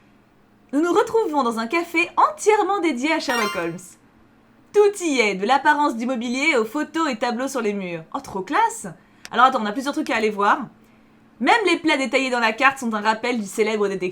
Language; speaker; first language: French; native; French